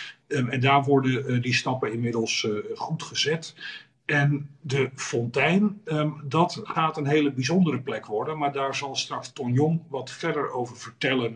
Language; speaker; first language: Dutch; native; Dutch